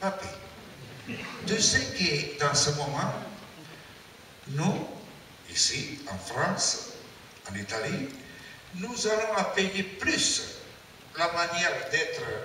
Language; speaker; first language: French; non-native, learner; Italian